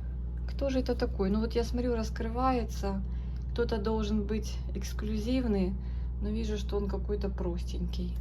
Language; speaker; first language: Russian; native; Russian